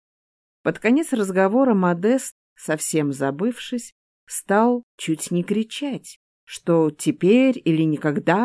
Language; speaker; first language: Russian; native; Russian